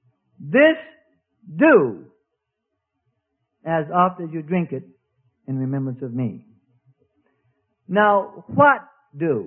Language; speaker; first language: English; native; English